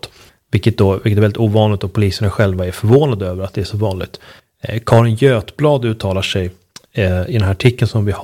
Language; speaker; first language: Swedish; native; Swedish